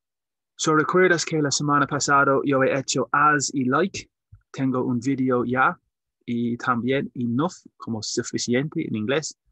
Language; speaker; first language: Spanish; non-native, learner; English